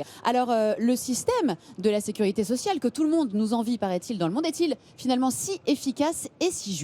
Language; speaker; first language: French; native; French